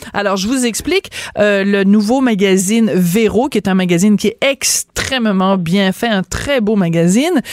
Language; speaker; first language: French; native; French